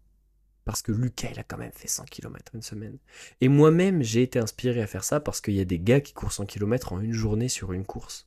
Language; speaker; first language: French; native; French